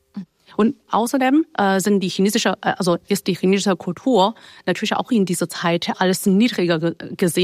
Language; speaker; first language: German; non-native, fluent; Chinese